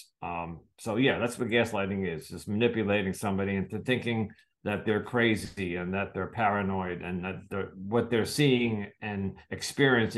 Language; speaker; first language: English; native; English